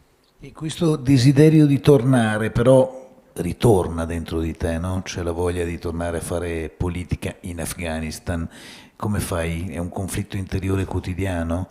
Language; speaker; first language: Italian; native; Italian